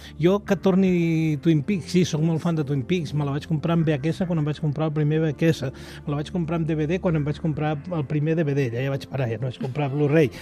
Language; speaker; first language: Catalan; native; Catalan